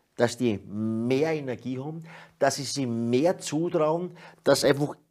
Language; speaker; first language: German; native; German